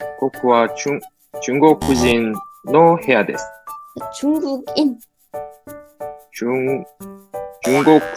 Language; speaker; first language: Japanese; non-native, learner; Korean